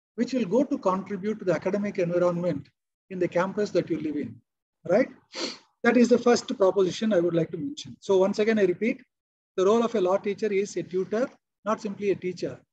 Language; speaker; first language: English; non-native, local second language; Kannada